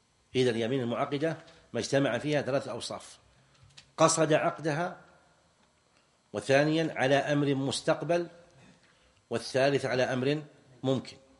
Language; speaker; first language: Arabic; native; Arabic